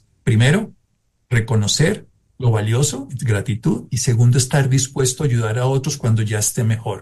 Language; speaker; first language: Spanish; native; Spanish